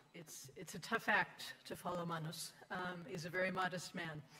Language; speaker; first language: English; native; English